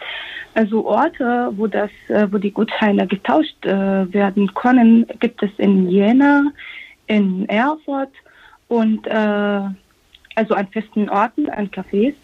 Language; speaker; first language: German; non-native, fluent; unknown